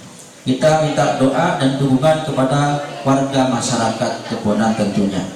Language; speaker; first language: Indonesian; native; Indonesian